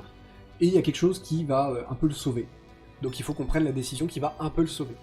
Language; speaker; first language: French; native; French